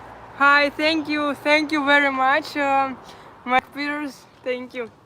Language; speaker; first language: English; non-native, local second language; Russian